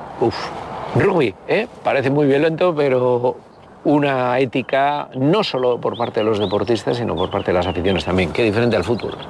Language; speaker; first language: Spanish; native; Spanish